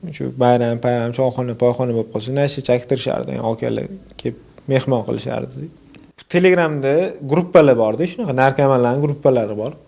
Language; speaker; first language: Uzbek; native; Uzbek